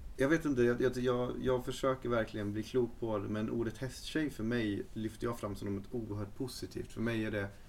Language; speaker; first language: Swedish; native; Swedish